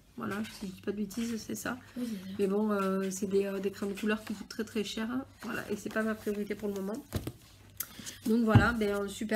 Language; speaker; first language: French; native; French